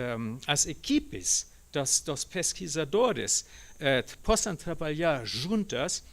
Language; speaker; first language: Portuguese; non-native, fluent; German